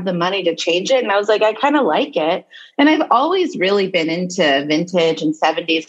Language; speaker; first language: English; native; English